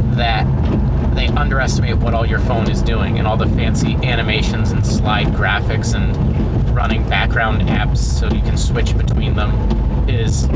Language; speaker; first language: English; native; English